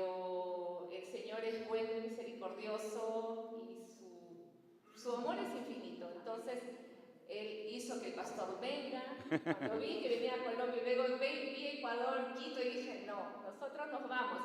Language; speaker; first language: Spanish; native; Spanish